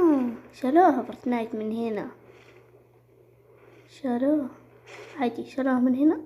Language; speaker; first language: Arabic; native; Arabic